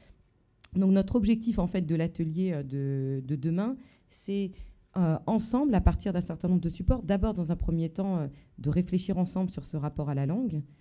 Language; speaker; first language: French; native; French